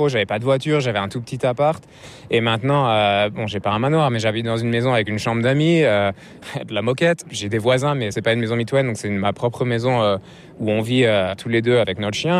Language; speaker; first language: French; native; French